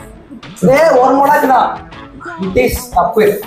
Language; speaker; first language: Tamil; native; Tamil